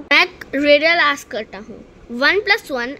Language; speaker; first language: Hindi; native; Hindi